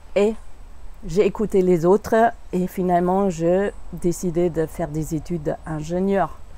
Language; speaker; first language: French; non-native, fluent; German